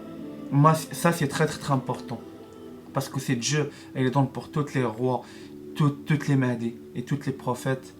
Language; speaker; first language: French; non-native, learner; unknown